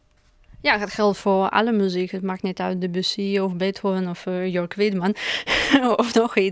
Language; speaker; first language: Dutch; non-native, fluent; Russian